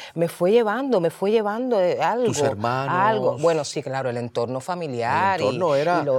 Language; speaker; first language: Spanish; native; Spanish